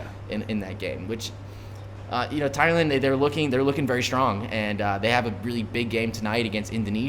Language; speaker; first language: English; native; English